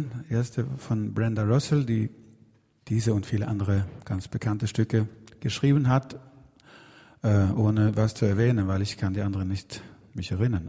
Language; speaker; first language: German; non-native, learner; Swedish